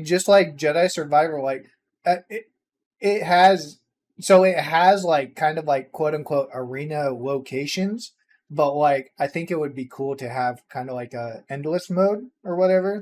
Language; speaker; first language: English; native; English